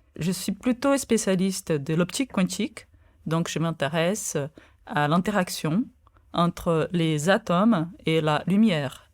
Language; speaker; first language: French; non-native, fluent; Portuguese